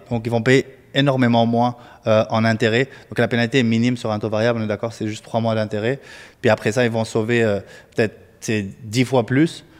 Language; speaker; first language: French; non-native, local second language; Arabic